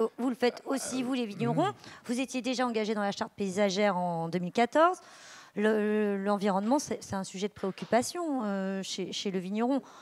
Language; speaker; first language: French; native; French